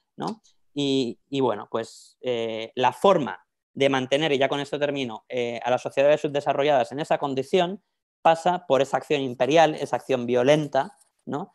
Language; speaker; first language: Spanish; native; Spanish